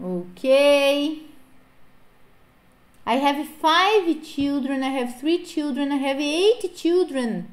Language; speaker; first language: English; non-native, fluent; Portuguese